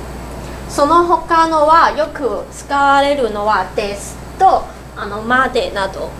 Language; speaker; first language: Japanese; non-native, learner; Cantonese